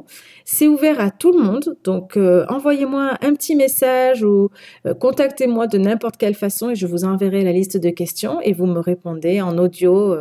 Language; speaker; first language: French; native; French